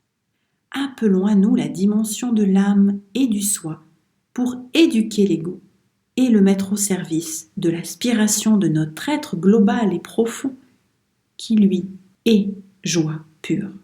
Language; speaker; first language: French; native; French